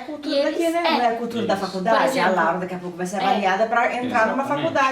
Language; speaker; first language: Portuguese; native; Portuguese